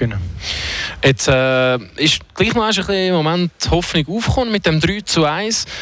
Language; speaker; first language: German; native; German